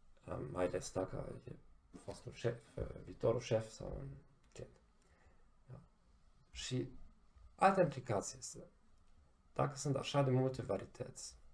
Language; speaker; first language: Romanian; non-native, fluent; German